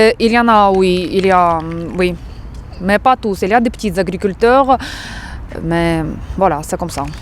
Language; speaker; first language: French; non-native, fluent; Ukrainian